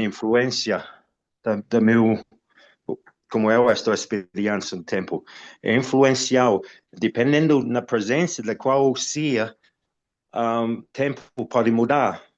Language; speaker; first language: Portuguese; non-native, fluent; English